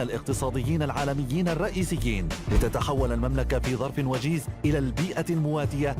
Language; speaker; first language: Arabic; native; Arabic